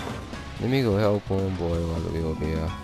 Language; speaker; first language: English; native; English